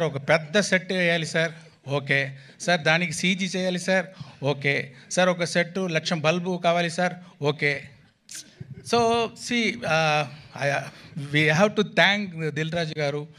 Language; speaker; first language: Telugu; non-native, local second language; Tamil